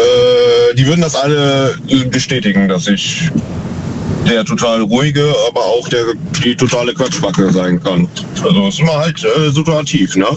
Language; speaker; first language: German; native; German